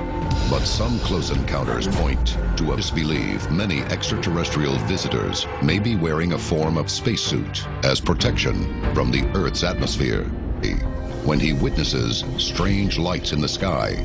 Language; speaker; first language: English; native; English